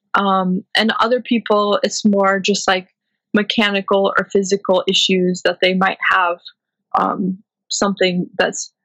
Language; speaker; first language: English; native; English